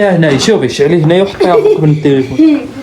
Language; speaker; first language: Arabic; native; Arabic